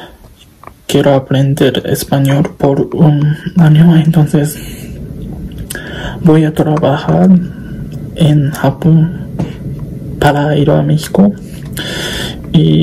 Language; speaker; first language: Spanish; non-native, learner; Japanese